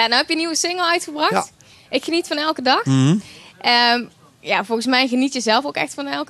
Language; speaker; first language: Dutch; native; Dutch